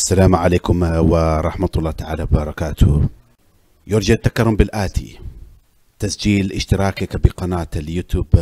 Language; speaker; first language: Arabic; native; Arabic